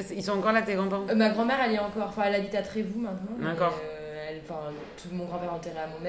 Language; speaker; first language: French; native; French